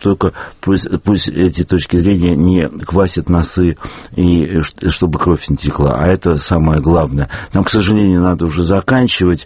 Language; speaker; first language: Russian; native; Russian